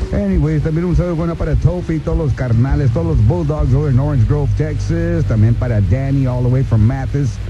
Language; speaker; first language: Spanish; early bilingual, heritage; Spanish